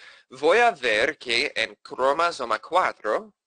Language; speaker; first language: Spanish; non-native, fluent; English